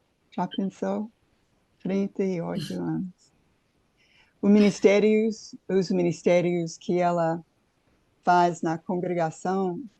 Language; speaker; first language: Portuguese; non-native, fluent; English